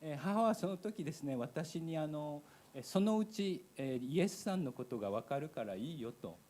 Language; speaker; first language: Japanese; native; Japanese